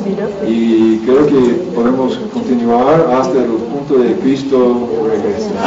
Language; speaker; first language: Spanish; non-native, learner; English